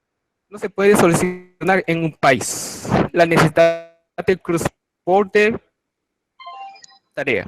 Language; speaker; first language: Spanish; non-native, learner; Japanese